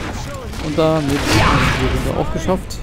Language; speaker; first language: German; native; German